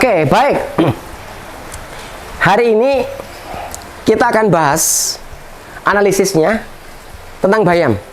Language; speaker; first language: Indonesian; non-native, local second language; Javanese